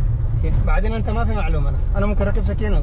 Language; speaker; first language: Arabic; native; Arabic